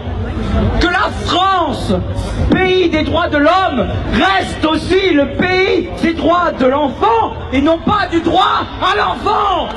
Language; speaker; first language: French; native; French